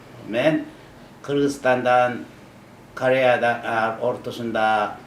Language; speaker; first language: Kyrgyz; non-native, learner; Korean